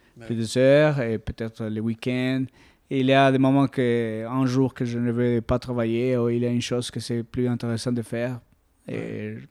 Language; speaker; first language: French; non-native, learner; Spanish